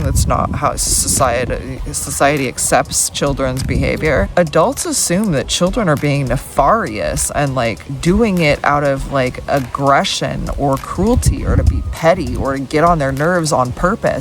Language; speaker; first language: English; native; English